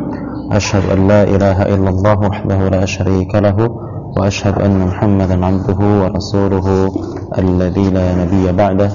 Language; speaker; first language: Arabic; non-native, fluent; Indonesian